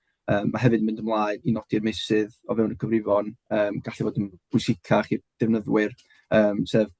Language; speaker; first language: Welsh; native; Welsh